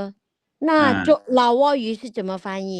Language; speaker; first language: Chinese; non-native, fluent; Lao